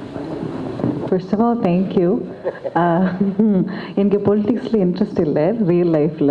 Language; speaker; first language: Tamil; early bilingual, heritage; Tamil